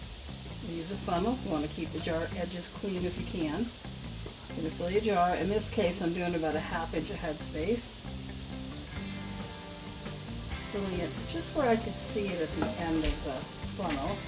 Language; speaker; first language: English; native; English